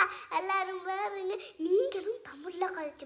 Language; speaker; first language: Tamil; early bilingual, heritage; Tamil